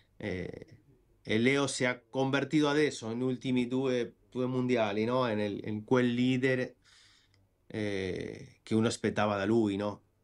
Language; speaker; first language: Italian; non-native, fluent; Spanish